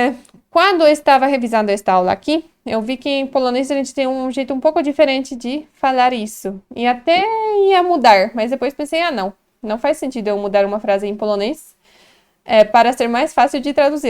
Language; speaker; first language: Portuguese; non-native, fluent; Polish